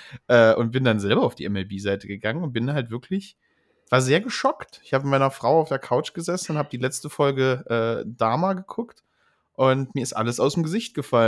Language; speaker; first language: German; native; German